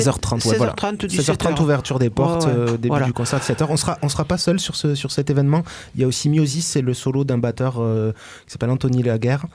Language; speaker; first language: French; native; French